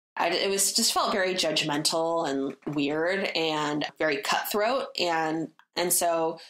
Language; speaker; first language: English; native; English